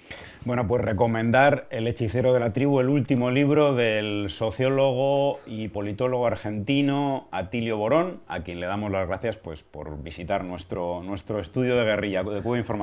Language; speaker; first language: Spanish; native; Spanish